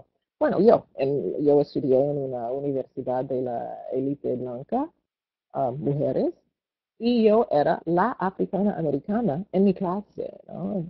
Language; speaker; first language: Spanish; non-native, fluent; English